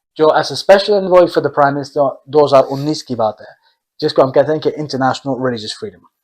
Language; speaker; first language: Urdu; early bilingual, heritage; Urdu